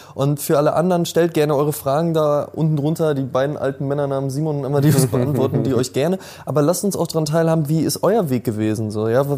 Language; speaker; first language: German; native; German